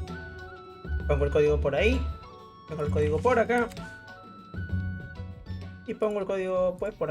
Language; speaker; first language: Spanish; native; Spanish